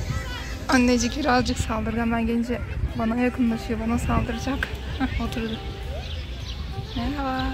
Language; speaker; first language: Turkish; early bilingual, other home language; Arabic